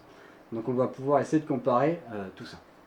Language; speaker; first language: French; native; French